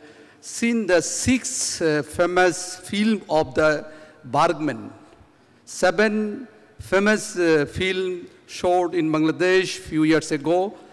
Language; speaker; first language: English; non-native, fluent; Bangla